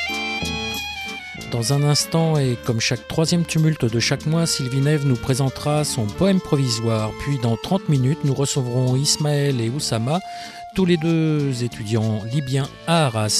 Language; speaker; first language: French; native; French